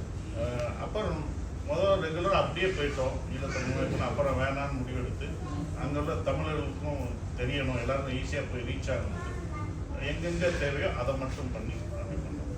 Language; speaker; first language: Tamil; native; Tamil